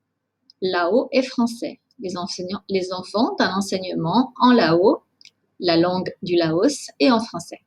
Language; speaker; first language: French; native; French